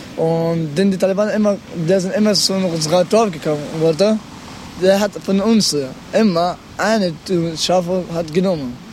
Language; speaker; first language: German; non-native, learner; Pashto